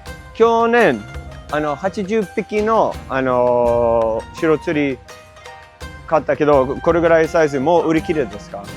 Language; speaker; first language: Japanese; non-native, fluent; English